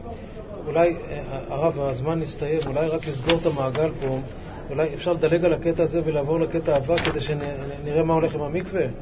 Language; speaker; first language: Hebrew; native; Hebrew